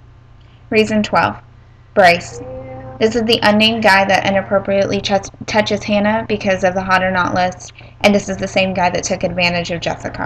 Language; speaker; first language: English; native; English